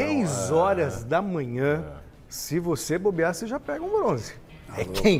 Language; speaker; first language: Portuguese; native; Portuguese